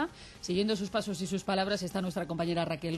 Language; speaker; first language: Spanish; native; Spanish